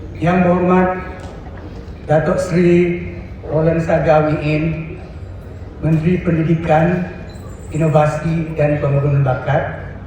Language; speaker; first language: Malay; non-native, local second language; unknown